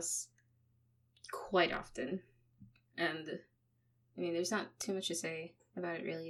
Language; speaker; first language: English; non-native, local second language; Filipino